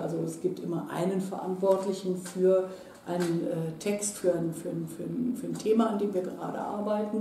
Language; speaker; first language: German; native; German